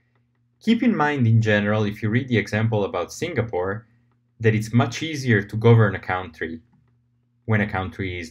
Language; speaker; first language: English; non-native, fluent; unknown